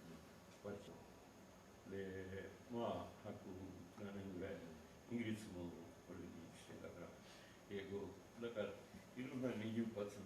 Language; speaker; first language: Japanese; non-native, learner; Urdu